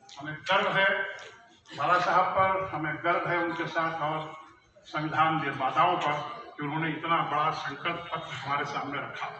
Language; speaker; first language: Hindi; non-native, local second language; Bhojpuri